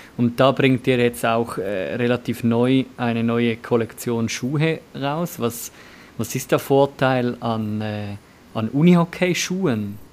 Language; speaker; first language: German; native; German